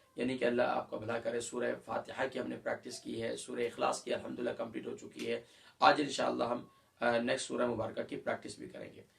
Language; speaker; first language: Urdu; native; Urdu